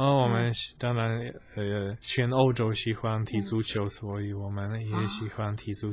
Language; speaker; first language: Chinese; non-native, fluent; Polish